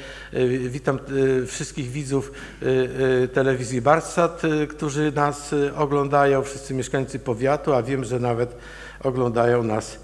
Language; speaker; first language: Polish; native; Polish